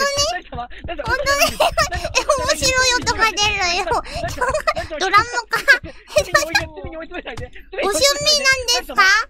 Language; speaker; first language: Japanese; non-native, fluent; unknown